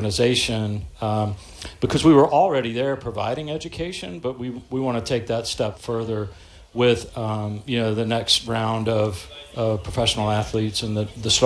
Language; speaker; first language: English; native; English